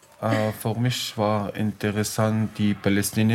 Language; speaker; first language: German; non-native, learner; Arabic